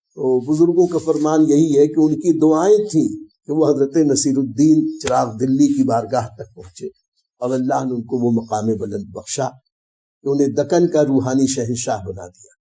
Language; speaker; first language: Urdu; native; Urdu